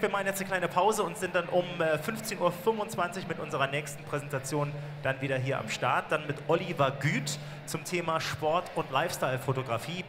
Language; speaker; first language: German; native; German